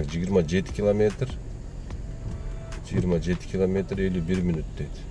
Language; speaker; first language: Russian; non-native, local second language; Kyrgyz